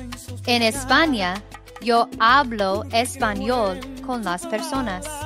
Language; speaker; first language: Spanish; non-native, fluent; English